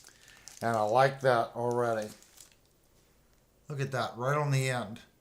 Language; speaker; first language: English; native; English